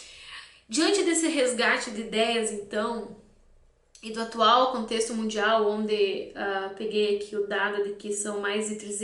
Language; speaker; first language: Portuguese; native; Portuguese